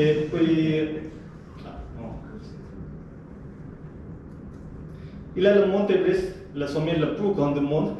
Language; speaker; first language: French; non-native, fluent; Nepali